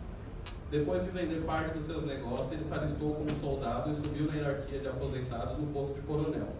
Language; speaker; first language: Portuguese; native; Portuguese